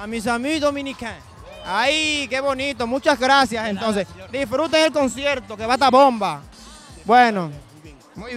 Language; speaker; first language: Spanish; native; Spanish